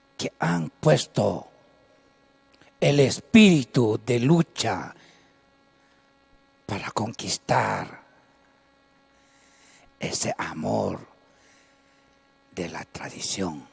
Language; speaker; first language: Spanish; non-native, local second language; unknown